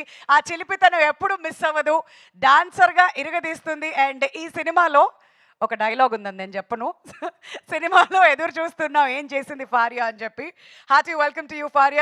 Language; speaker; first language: Telugu; native; Telugu